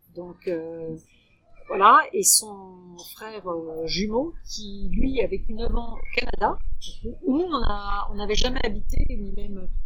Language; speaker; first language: French; early bilingual, heritage; French